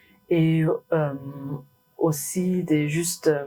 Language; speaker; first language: French; non-native, learner; German